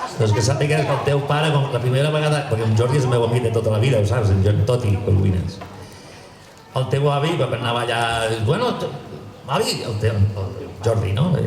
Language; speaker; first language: Catalan; non-native, local second language; Spanish